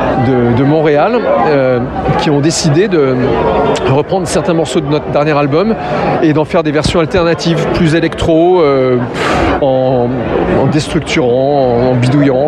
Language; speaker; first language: French; native; French